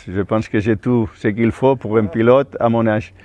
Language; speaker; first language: French; non-native, fluent; Spanish